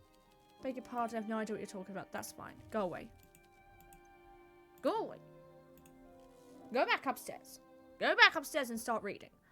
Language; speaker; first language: English; native; English